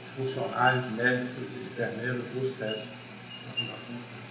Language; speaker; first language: Portuguese; native; Portuguese